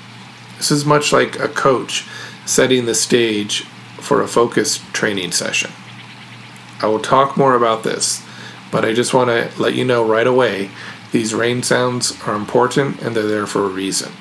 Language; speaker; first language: English; native; English